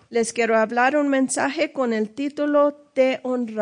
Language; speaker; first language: Spanish; early bilingual, heritage; English